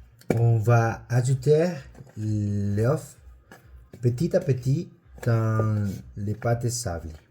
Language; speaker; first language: French; non-native, learner; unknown